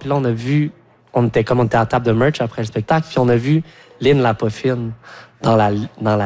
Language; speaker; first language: French; native; French